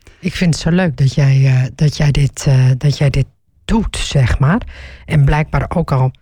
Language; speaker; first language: Dutch; early bilingual, other home language; Turkish